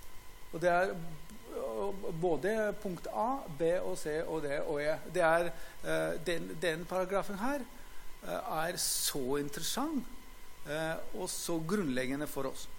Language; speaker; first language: Norwegian; non-native, fluent; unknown